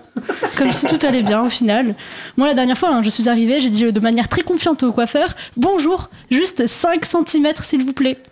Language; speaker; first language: French; native; French